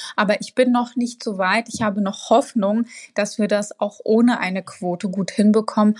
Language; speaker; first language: German; early bilingual, other home language; Arabic